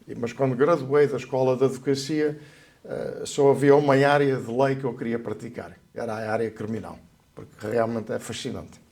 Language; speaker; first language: Portuguese; native; Portuguese